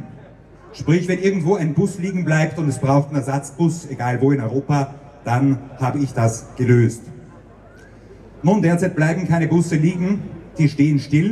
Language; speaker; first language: German; native; German